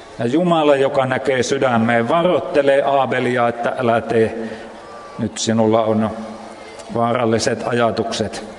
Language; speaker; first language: Finnish; native; Finnish